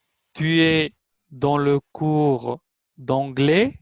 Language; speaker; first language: French; non-native, fluent; Albanian